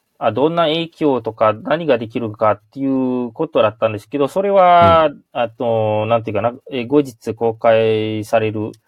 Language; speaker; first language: Japanese; non-native, fluent; Malay